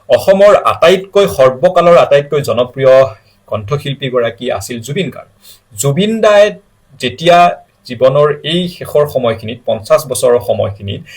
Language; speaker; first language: Assamese; native; Assamese